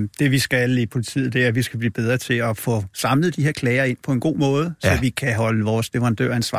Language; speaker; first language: Danish; native; Danish